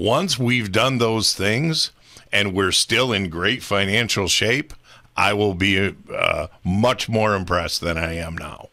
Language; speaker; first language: English; native; English